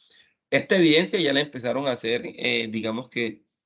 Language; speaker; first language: Spanish; native; Spanish